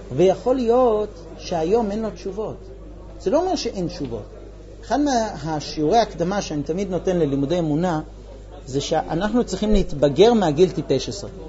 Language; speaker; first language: Hebrew; non-native, fluent; English